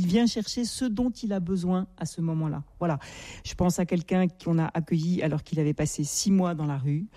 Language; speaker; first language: French; native; French